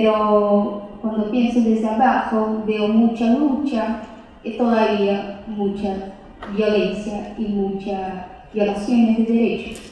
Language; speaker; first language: Spanish; non-native, fluent; Portuguese